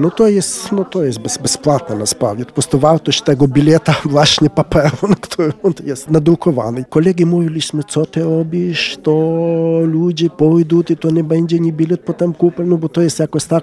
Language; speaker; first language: Polish; non-native, learner; Ukrainian